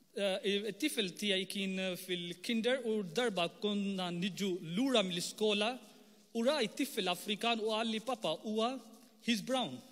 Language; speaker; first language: Maltese; non-native, fluent; Urdu